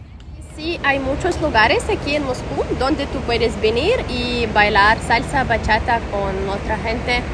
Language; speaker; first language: Spanish; non-native, fluent; Russian